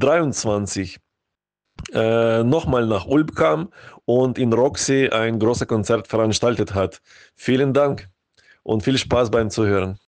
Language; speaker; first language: German; non-native, fluent; Ukrainian